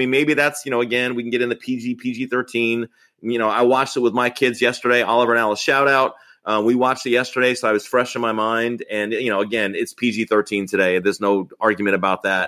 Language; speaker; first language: English; native; English